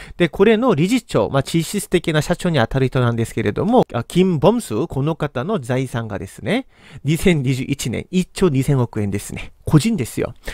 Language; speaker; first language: Japanese; non-native, fluent; Korean